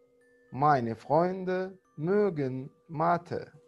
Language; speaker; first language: German; non-native, fluent; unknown